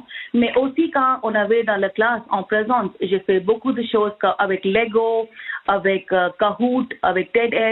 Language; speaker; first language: French; non-native, learner; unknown